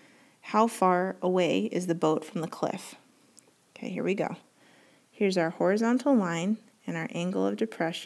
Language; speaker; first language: English; native; English